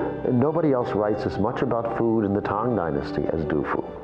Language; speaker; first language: English; native; English